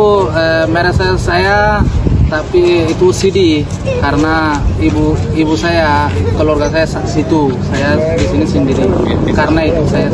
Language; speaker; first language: Indonesian; non-native, learner; Rohingya